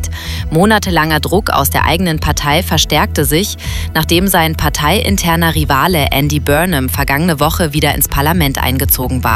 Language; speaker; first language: German; native; German